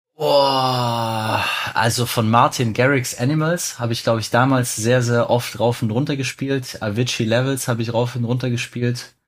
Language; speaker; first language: German; early bilingual, other home language; Russian